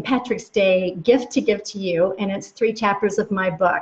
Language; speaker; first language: English; native; English